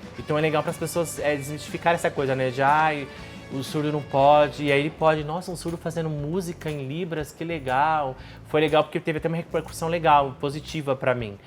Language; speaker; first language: Portuguese; non-native, local second language; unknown